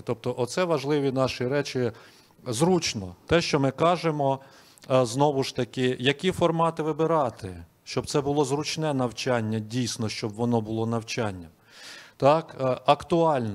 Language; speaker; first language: Ukrainian; native; Ukrainian